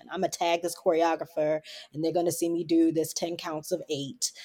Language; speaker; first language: English; native; English